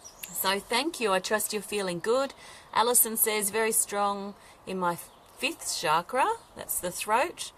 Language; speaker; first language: English; native; English